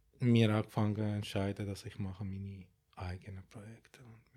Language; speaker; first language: German; non-native, fluent; Arabic